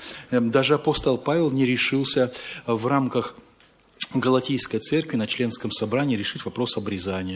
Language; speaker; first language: Russian; native; Russian